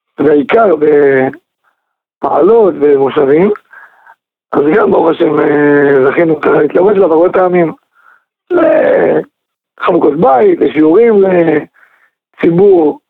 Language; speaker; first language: Hebrew; native; Hebrew